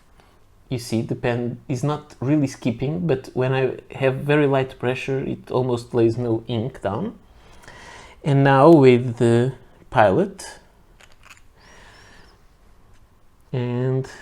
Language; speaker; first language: English; non-native, fluent; Portuguese